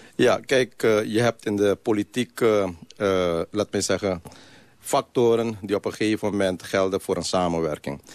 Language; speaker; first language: Dutch; non-native, local second language; Caribbean Hindustani